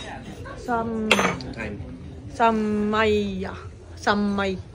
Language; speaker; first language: Nepali; non-native, learner; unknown